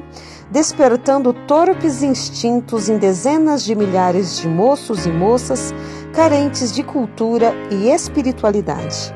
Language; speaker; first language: Portuguese; native; Portuguese